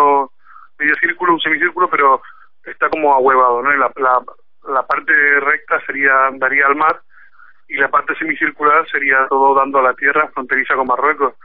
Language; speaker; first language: Spanish; native; Spanish